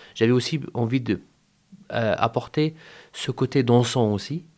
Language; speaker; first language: French; non-native, fluent; Arabic